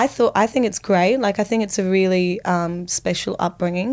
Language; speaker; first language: English; native; English